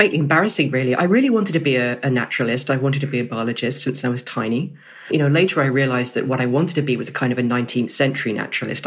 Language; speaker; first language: English; native; English